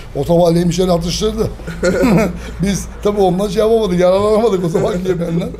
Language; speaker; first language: Turkish; early bilingual, heritage; Turkish